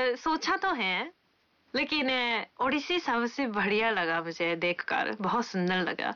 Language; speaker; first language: Hindi; non-native, fluent; Japanese